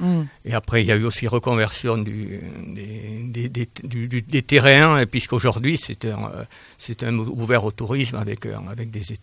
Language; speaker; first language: French; native; French